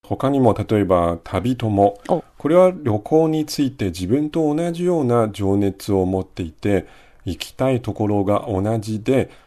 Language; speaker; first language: Japanese; non-native, fluent; Chinese